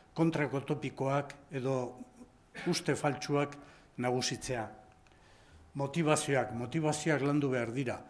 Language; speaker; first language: Basque; non-native, local second language; Spanish